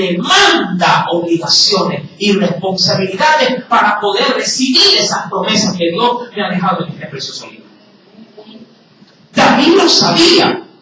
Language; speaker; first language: Spanish; native; Spanish